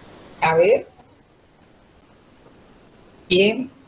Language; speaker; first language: Spanish; native; Spanish